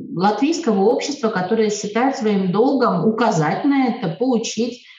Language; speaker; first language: Russian; native; Russian